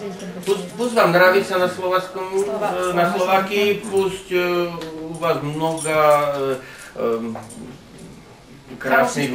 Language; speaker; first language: Russian; non-native, learner; Slovak